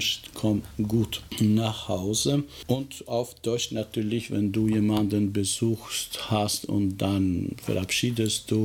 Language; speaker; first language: German; non-native, fluent; Albanian